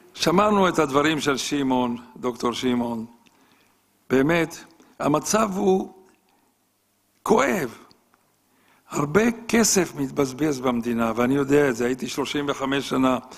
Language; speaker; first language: Hebrew; native; Hebrew